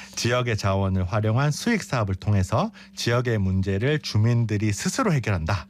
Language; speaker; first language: Korean; native; Korean